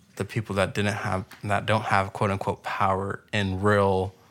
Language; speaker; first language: English; early bilingual, other home language; Spanish